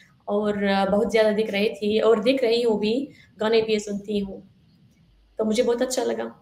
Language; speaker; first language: Hindi; non-native, fluent; Arabic